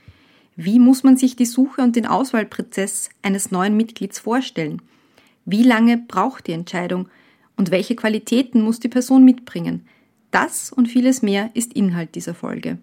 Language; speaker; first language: German; native; German